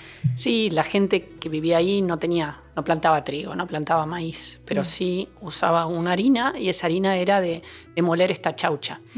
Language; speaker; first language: Spanish; native; Spanish